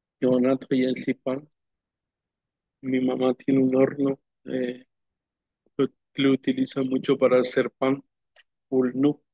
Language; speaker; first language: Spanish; non-native, local second language; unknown